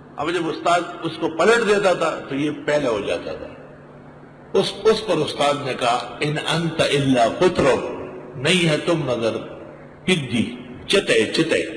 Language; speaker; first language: Urdu; non-native, local second language; Pashto